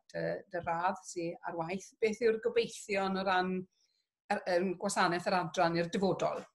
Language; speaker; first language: Welsh; native; Welsh